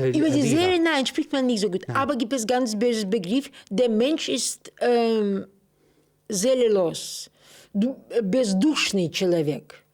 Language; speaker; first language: German; non-native, fluent; Russian